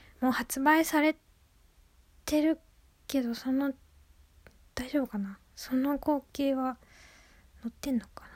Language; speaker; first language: Japanese; native; Japanese